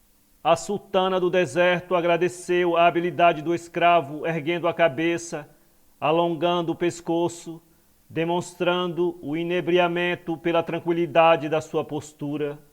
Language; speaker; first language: Portuguese; native; Portuguese